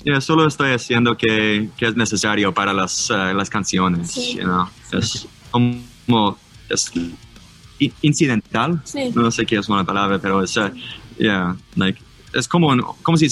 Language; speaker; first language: Spanish; non-native, learner; English